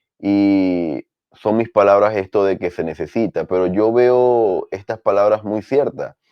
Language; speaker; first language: Spanish; native; Spanish